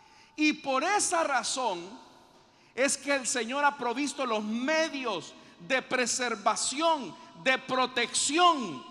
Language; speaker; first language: Spanish; native; Spanish